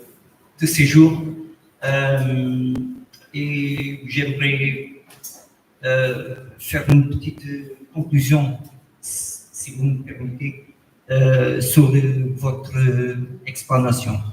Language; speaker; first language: French; non-native, fluent; Portuguese